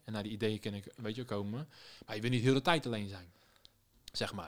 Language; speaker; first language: Dutch; native; Dutch